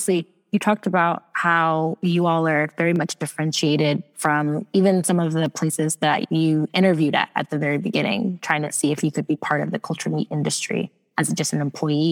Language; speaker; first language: English; native; English